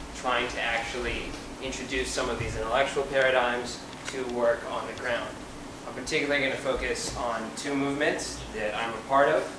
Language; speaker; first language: English; native; English